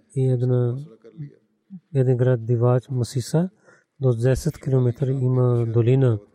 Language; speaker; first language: Bulgarian; non-native, learner; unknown